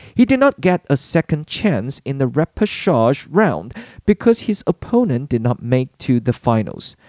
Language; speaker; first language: English; non-native, fluent; Chinese